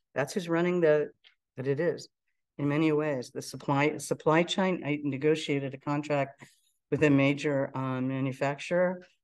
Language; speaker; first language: English; native; English